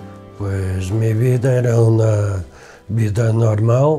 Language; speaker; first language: Spanish; non-native, fluent; Portuguese